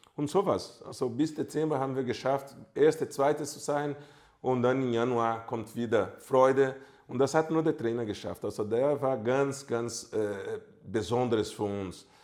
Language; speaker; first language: German; non-native, fluent; Portuguese